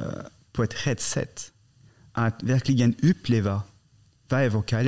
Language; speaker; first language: Swedish; non-native, fluent; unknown